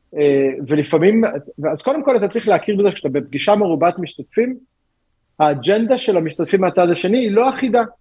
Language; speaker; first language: Hebrew; native; Hebrew